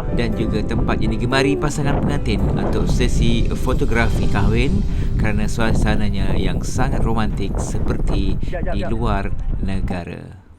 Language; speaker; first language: Malay; native; Malay